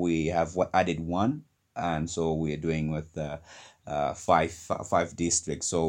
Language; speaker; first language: English; non-native, local second language; Nyanja